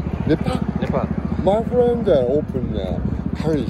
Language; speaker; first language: English; non-native, learner; Japanese